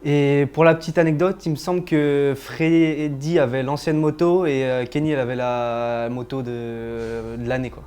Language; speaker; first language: French; native; French